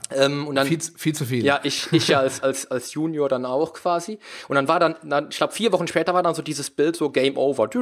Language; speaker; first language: German; native; German